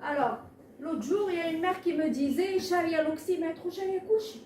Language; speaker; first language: French; non-native, local second language; Arabic